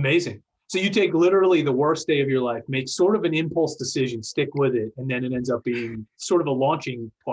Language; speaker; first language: English; native; English